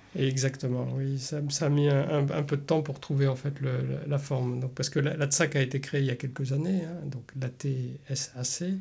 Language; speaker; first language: French; native; French